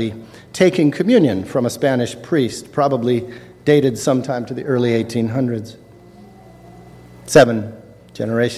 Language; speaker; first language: English; native; English